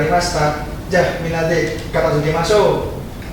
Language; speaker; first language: Japanese; non-native, learner; Indonesian